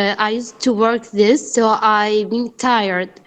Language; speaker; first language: English; non-native, learner; Arabic